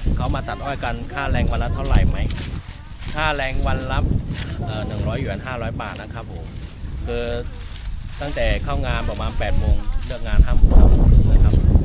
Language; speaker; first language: Thai; non-native, fluent; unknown